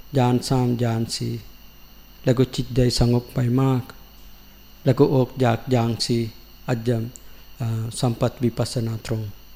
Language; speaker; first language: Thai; non-native, learner; Sinhala